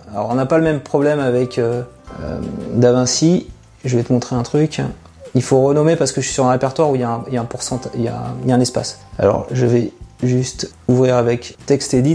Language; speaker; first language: French; native; French